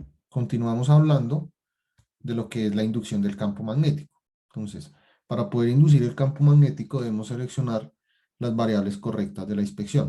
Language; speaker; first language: Spanish; native; Spanish